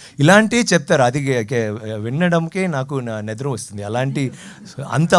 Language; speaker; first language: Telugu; non-native, learner; Tamil